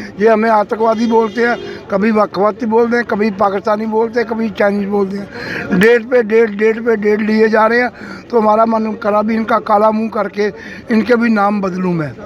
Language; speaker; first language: Hindi; non-native, local second language; Punjabi